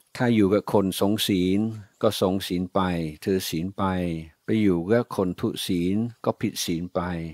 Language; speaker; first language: Thai; non-native, fluent; English